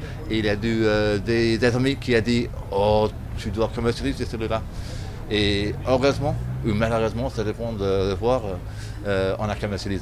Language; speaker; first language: French; non-native, fluent; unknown